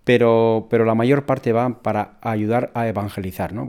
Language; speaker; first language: Spanish; native; Spanish